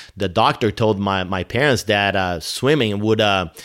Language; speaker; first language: English; non-native, fluent; Portuguese